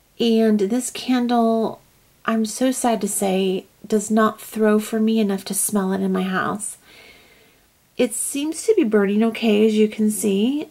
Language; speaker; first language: English; native; English